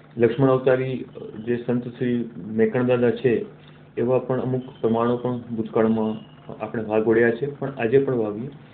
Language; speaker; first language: Gujarati; non-native, local second language; Kachhi